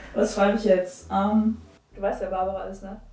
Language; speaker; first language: German; native; German